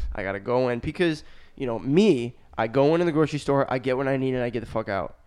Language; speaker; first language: English; native; English